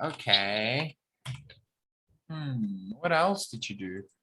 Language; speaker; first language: English; non-native, fluent; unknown